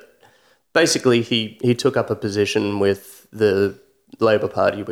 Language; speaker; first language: English; native; English